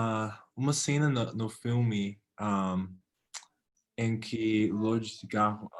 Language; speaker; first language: Portuguese; non-native, learner; English